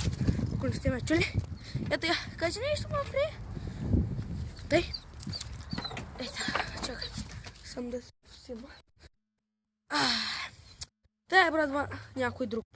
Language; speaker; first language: Bulgarian; native; Bulgarian